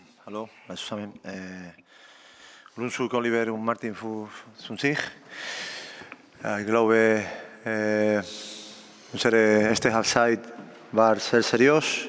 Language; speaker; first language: German; non-native, learner; Spanish